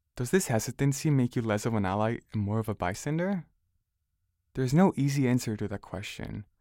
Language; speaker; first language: English; early bilingual, other home language; Spanish